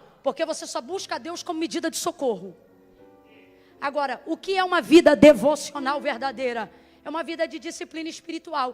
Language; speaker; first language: Portuguese; native; Portuguese